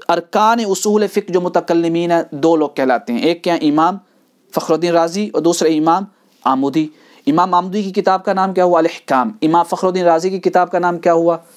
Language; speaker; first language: Urdu; non-native, local second language; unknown